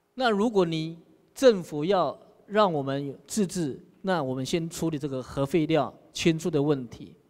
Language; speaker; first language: Chinese; native; Chinese